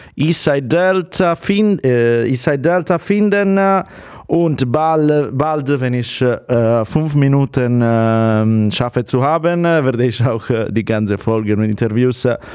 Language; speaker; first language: German; non-native, fluent; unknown